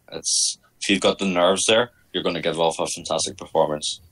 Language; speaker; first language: English; native; English